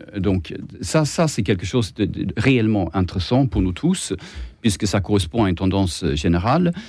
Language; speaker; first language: French; non-native, fluent; Swedish